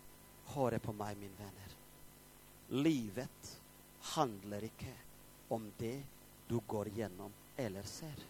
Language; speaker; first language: Swedish; non-native, fluent; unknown